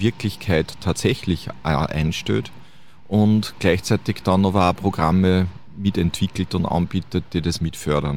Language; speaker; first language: German; native; German